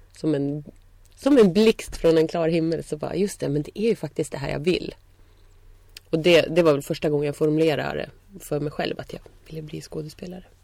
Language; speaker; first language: Swedish; native; Swedish